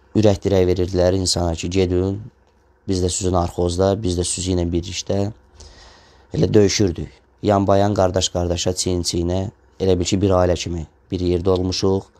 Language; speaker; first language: Azerbaijani; non-native, local second language; Russian